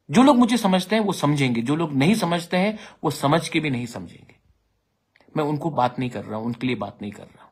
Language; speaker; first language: Hindi; non-native, local second language; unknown